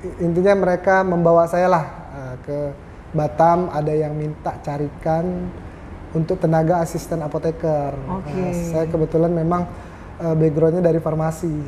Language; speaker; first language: Indonesian; native; Indonesian